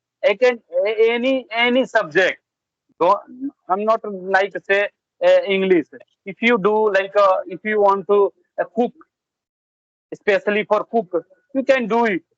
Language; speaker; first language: English; non-native, learner; Bhojpuri